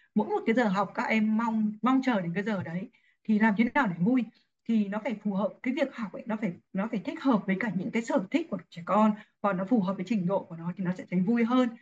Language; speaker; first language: Vietnamese; native; Vietnamese